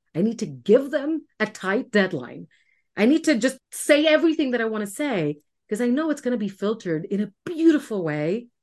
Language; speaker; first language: English; non-native, fluent; Spanish